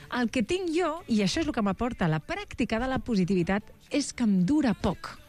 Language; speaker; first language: Catalan; non-native, local second language; Spanish